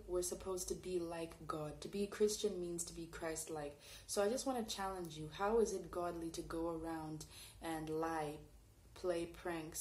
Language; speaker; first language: English; native; English